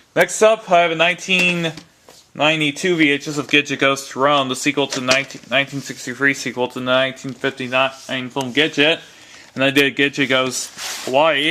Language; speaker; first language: English; native; English